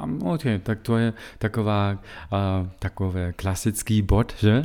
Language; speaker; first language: Czech; non-native, fluent; German